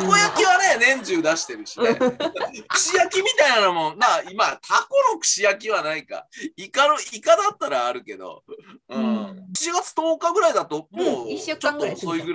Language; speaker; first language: Japanese; native; Japanese